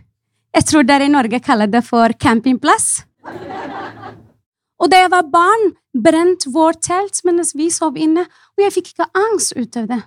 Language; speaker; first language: Norwegian; non-native, fluent; Arabic